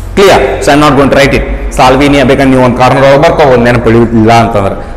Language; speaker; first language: English; non-native, local second language; Kannada